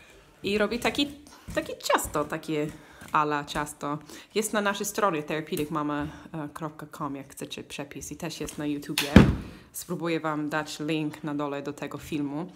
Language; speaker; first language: Polish; non-native, learner; English